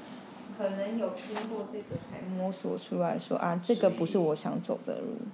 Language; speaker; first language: Chinese; native; Chinese